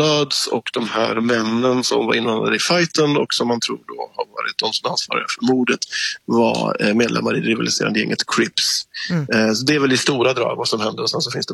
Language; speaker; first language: Swedish; native; Swedish